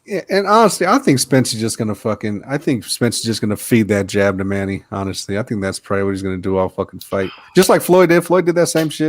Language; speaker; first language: English; native; English